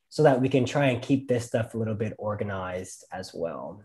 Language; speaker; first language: English; native; English